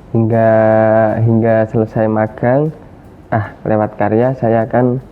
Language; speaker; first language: Indonesian; non-native, local second language; Javanese